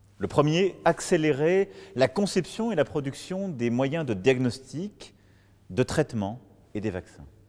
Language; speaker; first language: French; native; French